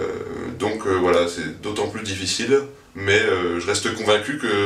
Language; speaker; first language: French; native; French